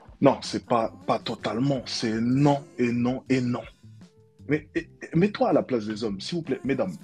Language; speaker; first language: French; native; French